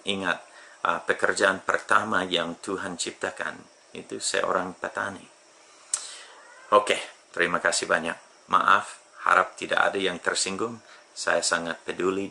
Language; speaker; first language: Indonesian; non-native, fluent; English